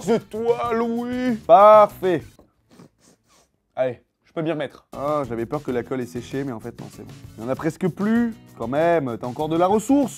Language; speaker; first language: French; native; French